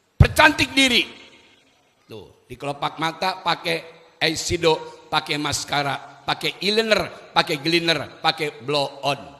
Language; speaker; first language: Indonesian; native; Indonesian